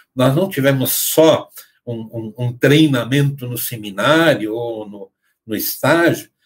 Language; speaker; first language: Portuguese; native; Portuguese